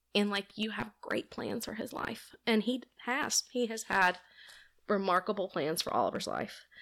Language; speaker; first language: English; native; English